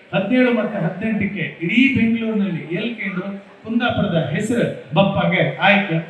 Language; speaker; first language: Kannada; native; Kannada